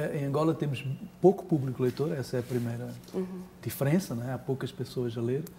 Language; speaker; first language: Portuguese; native; Portuguese